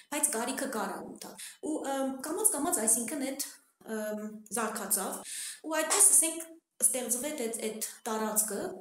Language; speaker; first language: Armenian; early bilingual, heritage; Armenian